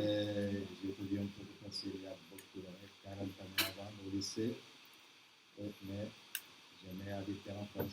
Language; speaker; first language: French; non-native, learner; Portuguese